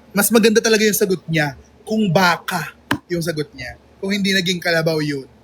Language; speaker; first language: Filipino; native; Filipino